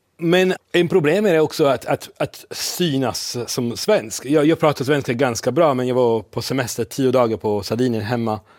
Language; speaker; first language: Swedish; non-native, fluent; Italian